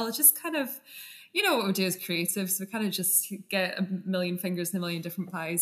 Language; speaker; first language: English; native; English